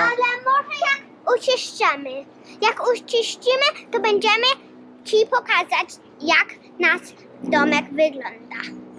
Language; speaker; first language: Polish; early bilingual, heritage; Polish